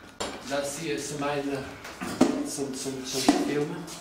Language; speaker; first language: German; non-native, learner; Portuguese